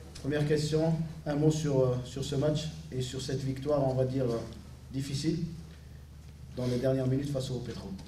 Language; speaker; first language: French; native; French